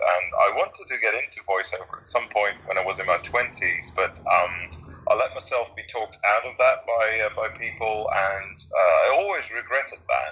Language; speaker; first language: English; non-native, fluent; Dutch